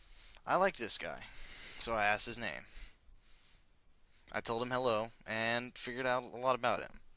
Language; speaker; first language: English; native; English